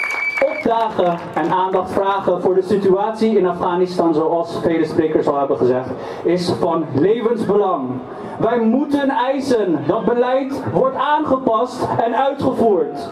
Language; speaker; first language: Dutch; early bilingual, other home language; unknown